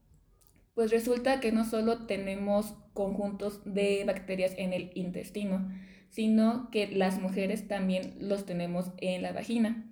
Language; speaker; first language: Spanish; native; Spanish